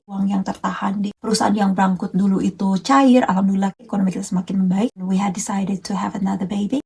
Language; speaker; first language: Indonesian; native; Indonesian